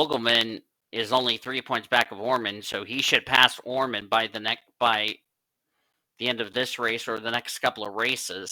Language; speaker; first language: English; native; English